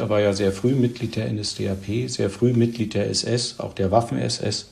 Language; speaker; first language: German; native; German